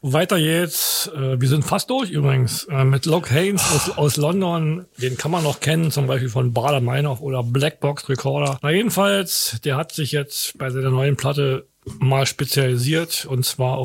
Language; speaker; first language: German; native; German